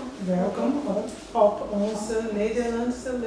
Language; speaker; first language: Dutch; non-native, learner; Portuguese